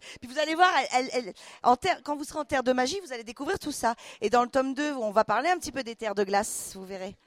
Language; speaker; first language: French; native; French